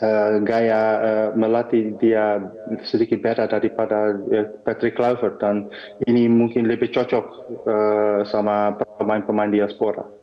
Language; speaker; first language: Indonesian; non-native, fluent; Dutch